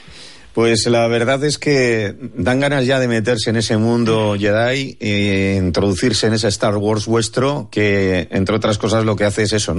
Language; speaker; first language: Spanish; native; Spanish